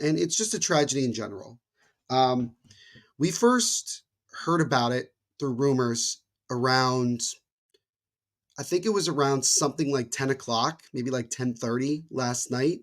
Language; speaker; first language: English; native; English